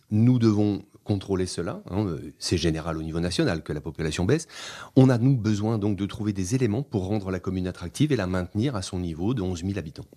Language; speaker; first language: French; native; French